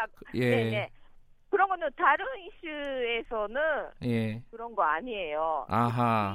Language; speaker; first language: Korean; non-native, learner; Japanese